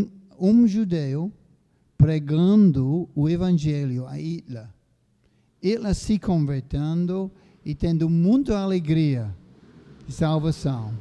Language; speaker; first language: Portuguese; non-native, fluent; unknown